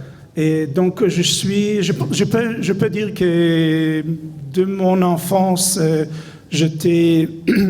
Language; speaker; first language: French; non-native, fluent; Hebrew